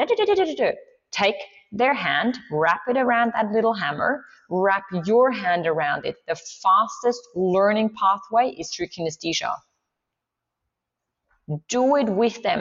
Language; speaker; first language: English; non-native, fluent; Swiss German